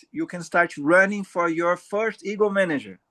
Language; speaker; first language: English; non-native, learner; Portuguese